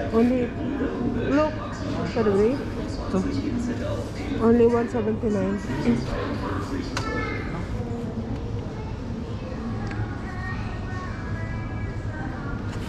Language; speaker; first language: English; non-native, learner; Filipino